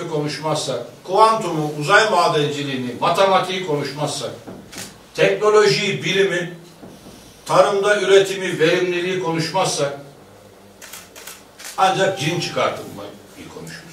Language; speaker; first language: Turkish; native; Turkish